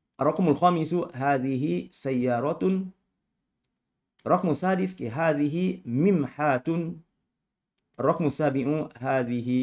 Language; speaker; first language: Arabic; non-native, fluent; Malay